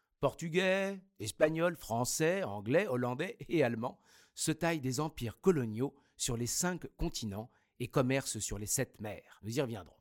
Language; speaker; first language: French; native; French